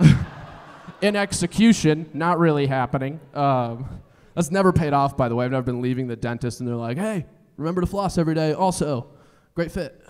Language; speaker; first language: English; native; English